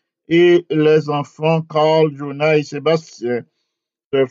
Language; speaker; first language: French; non-native, local second language; Haitian Creole